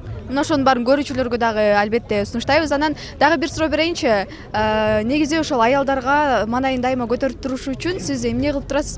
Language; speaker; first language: Kyrgyz; native; Kyrgyz